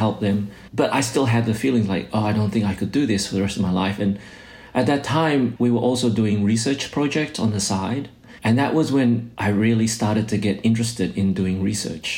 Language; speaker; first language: English; native; English